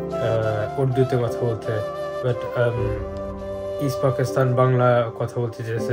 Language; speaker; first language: Bangla; early bilingual, heritage; Bangla